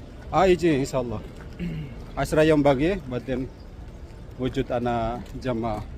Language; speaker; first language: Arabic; non-native, learner; Indonesian